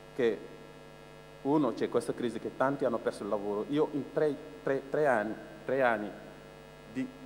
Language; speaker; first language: Italian; non-native, fluent; Wolof